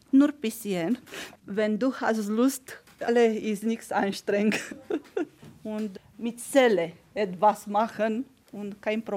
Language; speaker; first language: German; non-native, learner; Romanian